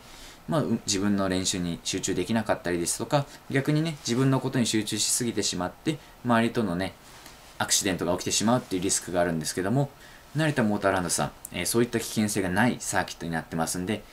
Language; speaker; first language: Japanese; native; Japanese